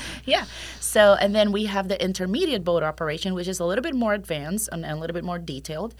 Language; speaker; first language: English; non-native, fluent; Spanish